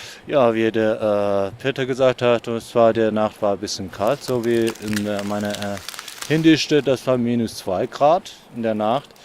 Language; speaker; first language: German; non-native, fluent; Mongolian